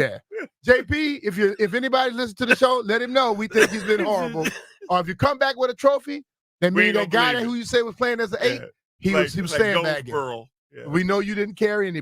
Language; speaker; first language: English; native; English